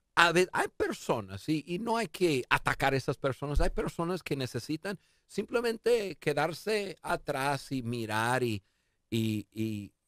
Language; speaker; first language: Spanish; non-native, fluent; English